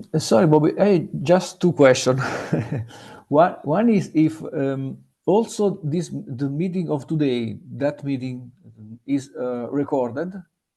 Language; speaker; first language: English; non-native, fluent; Italian